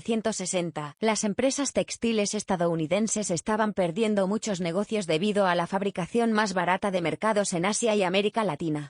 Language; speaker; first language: Spanish; native; Spanish